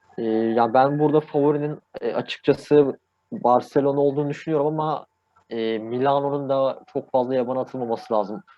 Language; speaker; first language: Turkish; native; Turkish